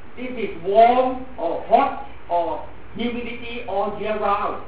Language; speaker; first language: English; non-native, fluent; Thai